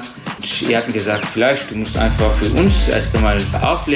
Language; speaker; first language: German; non-native, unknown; Turkish